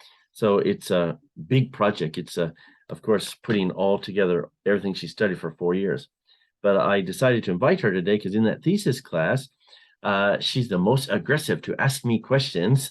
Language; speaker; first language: English; non-native, fluent; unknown